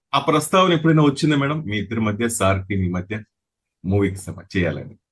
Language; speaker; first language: Telugu; native; Telugu